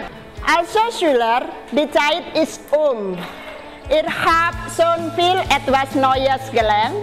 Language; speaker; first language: German; non-native, fluent; Indonesian